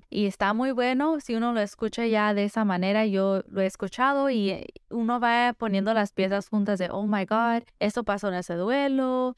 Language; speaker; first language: Spanish; early bilingual, heritage; Spanish